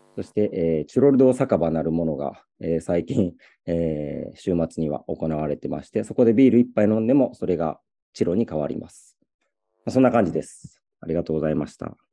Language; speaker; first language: Japanese; native; Japanese